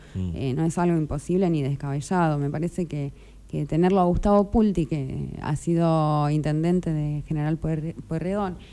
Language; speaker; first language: Spanish; native; Spanish